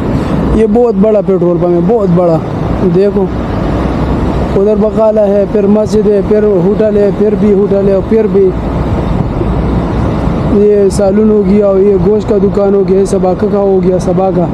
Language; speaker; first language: Hindi; non-native, local second language; Pashto